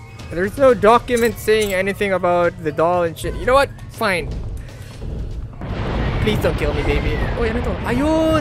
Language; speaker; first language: English; non-native, local second language; Filipino